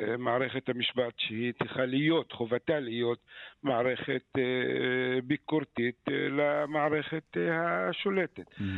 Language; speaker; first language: Hebrew; non-native, local second language; Arabic